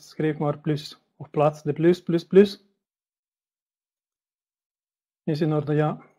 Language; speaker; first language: Dutch; non-native, learner; Russian